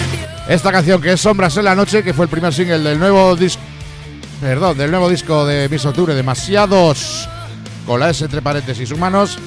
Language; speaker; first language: Spanish; native; Spanish